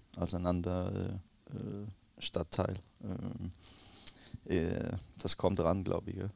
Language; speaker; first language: German; non-native, learner; Danish